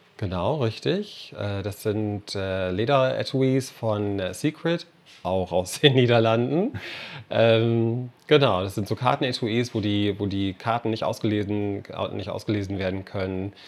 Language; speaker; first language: German; non-native, fluent; English